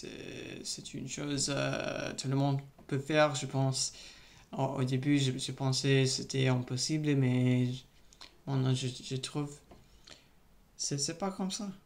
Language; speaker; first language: French; non-native, learner; English